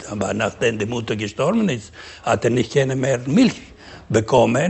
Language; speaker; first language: German; non-native, learner; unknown